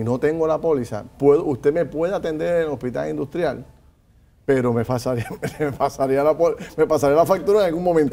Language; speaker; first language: Spanish; native; Spanish